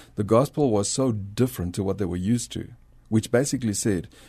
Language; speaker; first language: English; early bilingual, other home language; Spanish